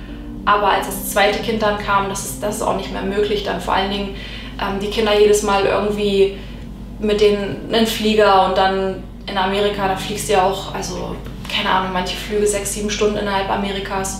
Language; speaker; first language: German; native; German